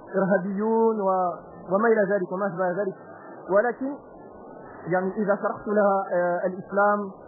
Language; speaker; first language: Arabic; non-native, learner; Italian